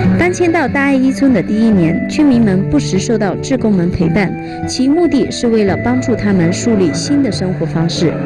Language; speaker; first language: Chinese; native; Chinese